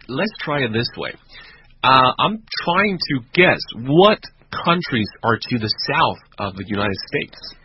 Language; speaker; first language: English; non-native, fluent; Chinese